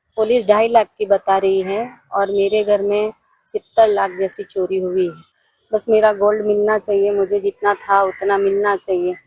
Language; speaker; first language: Hindi; non-native, local second language; Gujarati